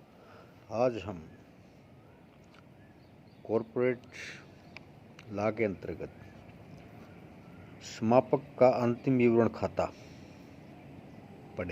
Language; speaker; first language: Hindi; native; Hindi